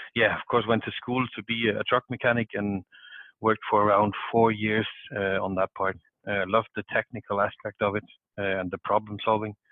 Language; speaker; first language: English; non-native, fluent; Danish